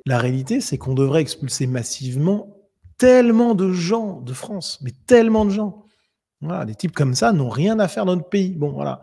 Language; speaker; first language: French; native; French